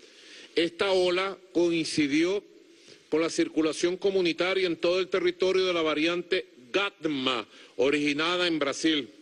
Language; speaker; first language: Spanish; native; Spanish